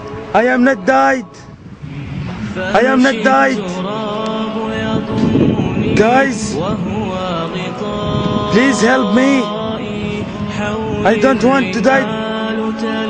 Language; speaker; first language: English; non-native, learner; Arabic